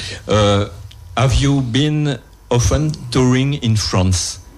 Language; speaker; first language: English; non-native, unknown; French